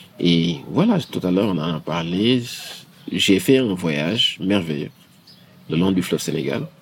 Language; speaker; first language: French; non-native, local second language; Wolof